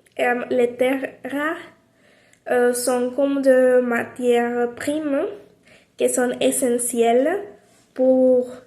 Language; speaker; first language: French; non-native, learner; Spanish